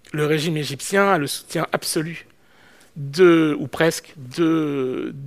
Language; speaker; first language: French; native; French